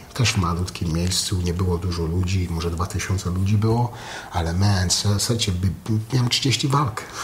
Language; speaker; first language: Polish; early bilingual, heritage; Polish